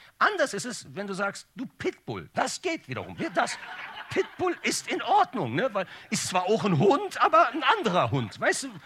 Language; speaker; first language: German; early bilingual, other home language; Turkish